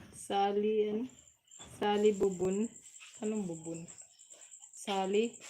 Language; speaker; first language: Filipino; non-native, local second language; Waray